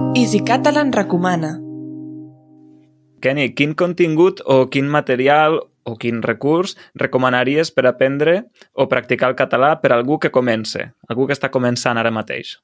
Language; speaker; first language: Catalan; native; Catalan